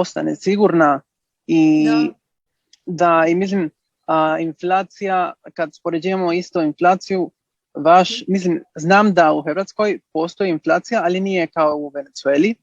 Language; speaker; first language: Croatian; early bilingual, heritage; Spanish